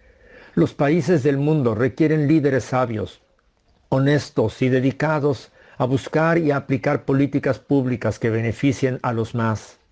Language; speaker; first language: Spanish; native; Spanish